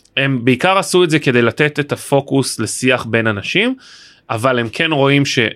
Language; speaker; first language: Hebrew; native; Hebrew